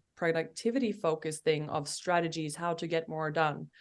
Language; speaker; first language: English; non-native, fluent; Norwegian